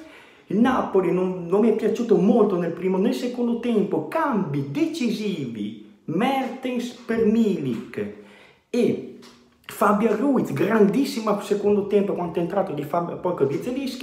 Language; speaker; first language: Italian; native; Italian